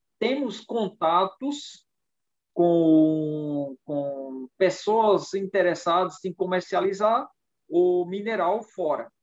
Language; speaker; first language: Portuguese; non-native, fluent; German